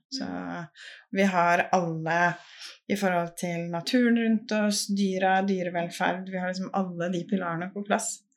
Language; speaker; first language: Norwegian; native; Norwegian